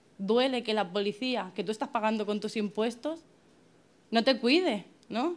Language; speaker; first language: Spanish; native; Spanish